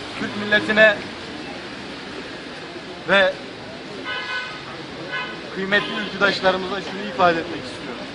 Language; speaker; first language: Turkish; native; Turkish